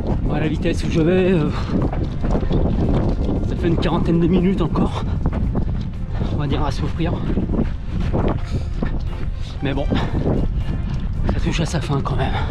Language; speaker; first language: French; native; French